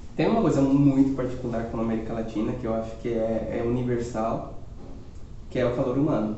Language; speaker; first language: Portuguese; non-native, fluent; Spanish